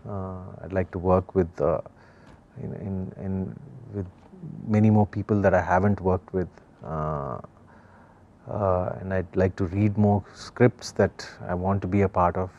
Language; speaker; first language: English; non-native, local second language; Telugu